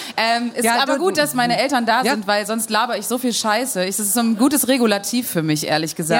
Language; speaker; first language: German; native; German